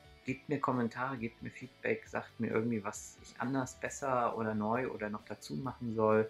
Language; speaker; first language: German; native; German